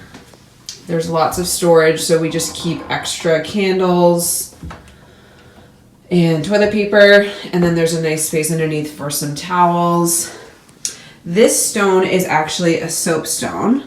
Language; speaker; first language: English; native; English